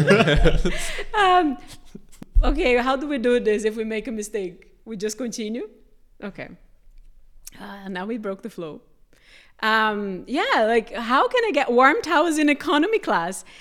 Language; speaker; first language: English; non-native, fluent; Portuguese